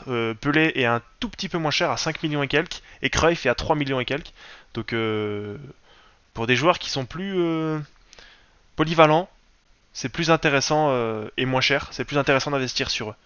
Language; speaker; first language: French; native; French